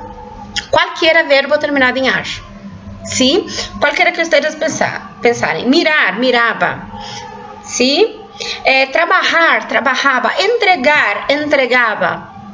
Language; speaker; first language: Spanish; non-native, fluent; Portuguese